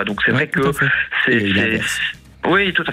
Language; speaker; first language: French; native; French